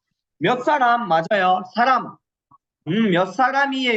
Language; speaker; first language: Korean; non-native, fluent; Kyrgyz